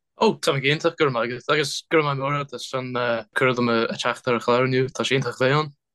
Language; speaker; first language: Irish; non-native, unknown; English